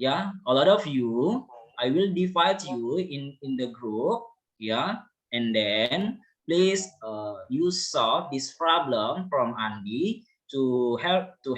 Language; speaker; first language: English; non-native, learner; Indonesian